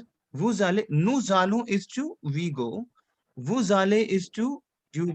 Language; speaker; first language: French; non-native, fluent; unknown